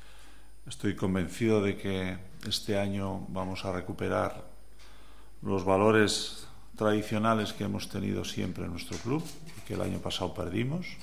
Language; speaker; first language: Spanish; native; Spanish